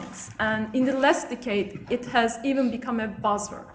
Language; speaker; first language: English; non-native, fluent; Turkish